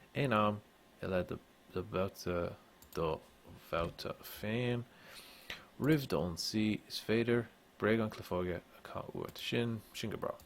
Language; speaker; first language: Irish; non-native, local second language; English